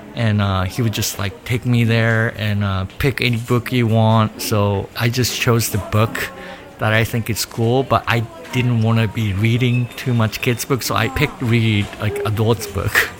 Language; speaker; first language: English; early bilingual, other home language; Japanese